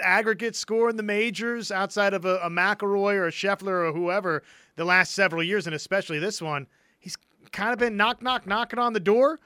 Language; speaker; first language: English; native; English